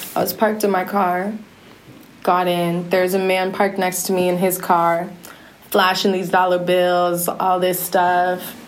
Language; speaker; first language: English; native; English